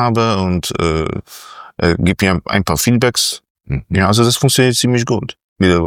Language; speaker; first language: German; non-native, fluent; Polish